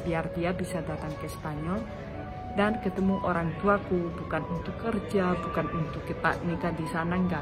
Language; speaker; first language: Indonesian; non-native, fluent; Spanish